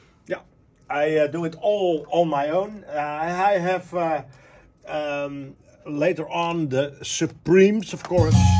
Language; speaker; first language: English; non-native, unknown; Dutch